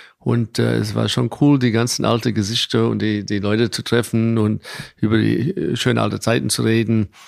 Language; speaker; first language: German; non-native, fluent; English